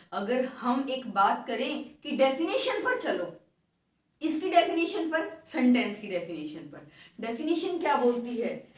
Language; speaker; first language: Hindi; native; Hindi